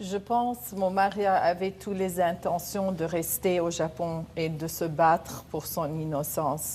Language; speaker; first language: French; non-native, local second language; Arabic